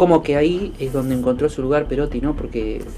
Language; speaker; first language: Spanish; native; Spanish